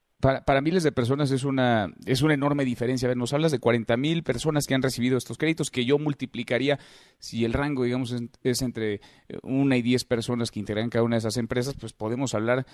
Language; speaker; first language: Spanish; native; Spanish